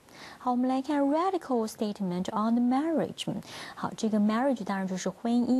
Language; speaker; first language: Chinese; native; Chinese